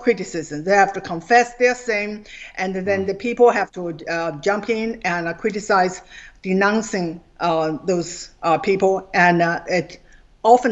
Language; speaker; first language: English; non-native, fluent; Chinese